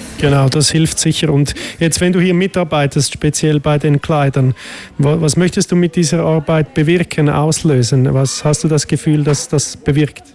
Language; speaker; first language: German; native; German